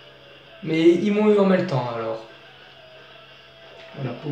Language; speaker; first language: French; native; French